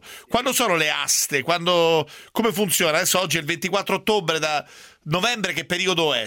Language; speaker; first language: Italian; native; Italian